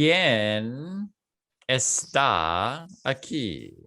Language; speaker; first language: Spanish; non-native, fluent; English